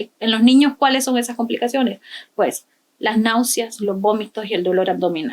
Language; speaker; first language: Spanish; native; Spanish